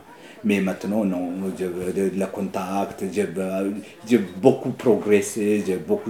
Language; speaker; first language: French; non-native, learner; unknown